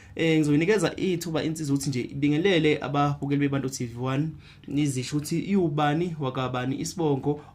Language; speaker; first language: Zulu; native; Zulu